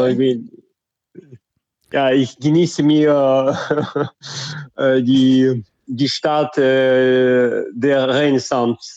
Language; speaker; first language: German; non-native, fluent; Russian